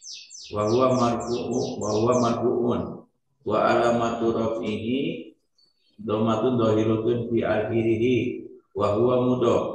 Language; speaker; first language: Arabic; non-native, learner; Indonesian